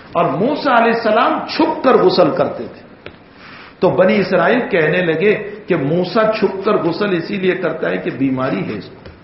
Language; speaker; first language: Urdu; native; Urdu